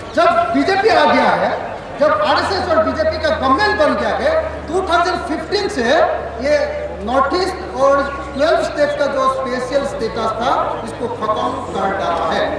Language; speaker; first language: Hindi; non-native, local second language; Assamese